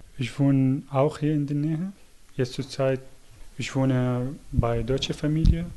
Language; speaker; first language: German; non-native, fluent; Arabic